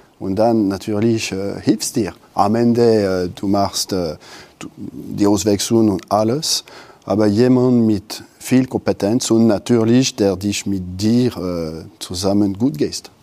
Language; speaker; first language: German; non-native, local second language; French